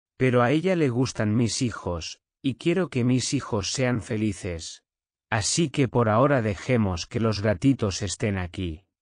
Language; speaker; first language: Spanish; non-native, learner; Turkish